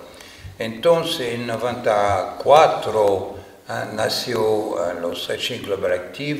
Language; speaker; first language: Spanish; non-native, fluent; French